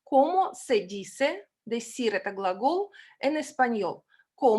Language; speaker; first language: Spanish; non-native, fluent; Russian